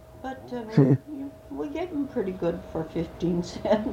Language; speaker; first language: English; early bilingual, other home language; Swedish